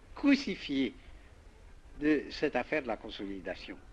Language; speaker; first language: French; native; French